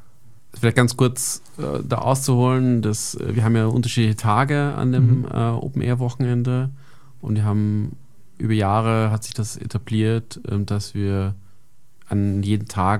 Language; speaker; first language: German; native; German